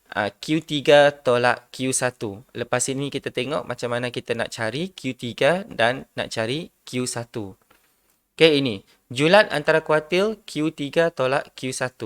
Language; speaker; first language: Malay; non-native, local second language; Iban